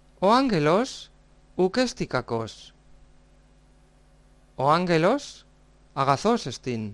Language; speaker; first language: Greek; non-native, fluent; Spanish